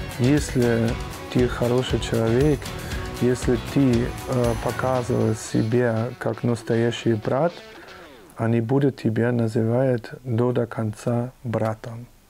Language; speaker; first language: Russian; non-native, fluent; German